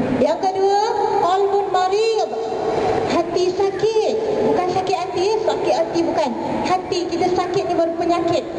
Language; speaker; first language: Malay; native; Malay